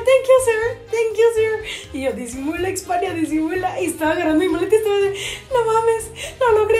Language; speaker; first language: Spanish; native; Spanish